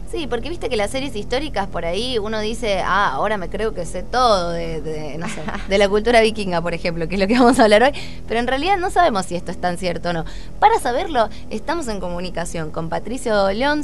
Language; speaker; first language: Spanish; native; Spanish